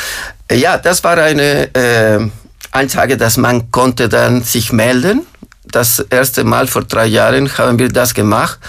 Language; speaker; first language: German; non-native, fluent; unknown